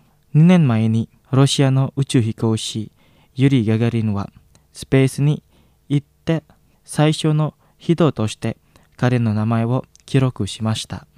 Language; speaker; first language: Japanese; non-native, fluent; Indonesian